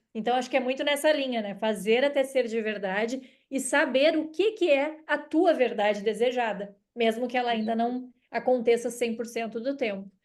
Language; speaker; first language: Portuguese; native; Portuguese